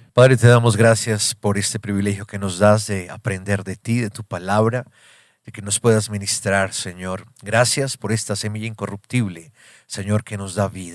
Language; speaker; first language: Spanish; native; Spanish